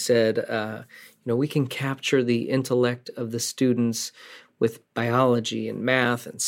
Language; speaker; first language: English; native; English